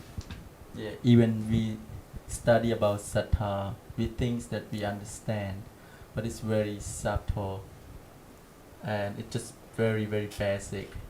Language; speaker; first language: English; non-native, learner; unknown